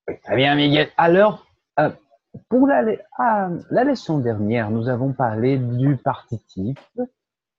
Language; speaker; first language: French; non-native, fluent; Portuguese